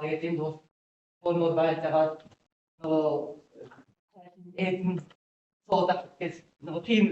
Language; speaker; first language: Mongolian; non-native, learner; Japanese